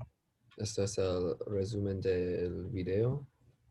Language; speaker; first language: Spanish; non-native, learner; English